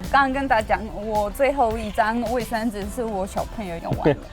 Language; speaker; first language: Chinese; non-native, learner; Polish